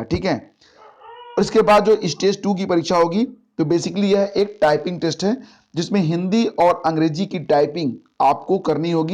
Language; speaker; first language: Hindi; native; Hindi